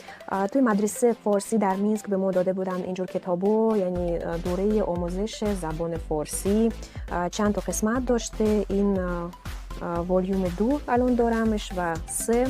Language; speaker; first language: Persian; non-native, fluent; Russian